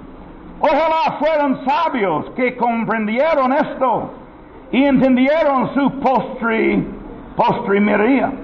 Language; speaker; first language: Spanish; non-native, learner; English